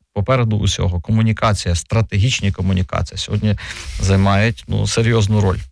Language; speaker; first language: Ukrainian; native; Ukrainian